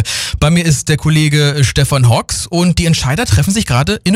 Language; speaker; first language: German; native; German